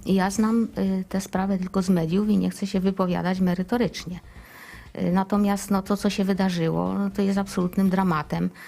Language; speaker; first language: Polish; native; Polish